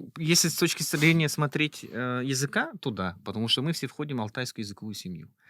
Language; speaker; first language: Russian; non-native, local second language; Yakut